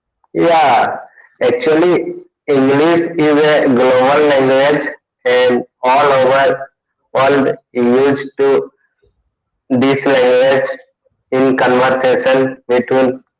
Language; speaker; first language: English; non-native, learner; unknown